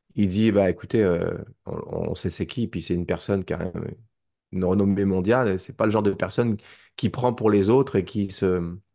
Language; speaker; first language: French; native; French